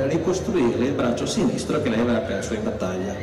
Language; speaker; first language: Italian; native; Italian